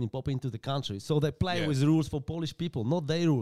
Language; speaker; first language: English; non-native, learner; Polish